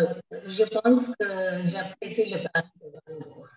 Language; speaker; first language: French; non-native, fluent; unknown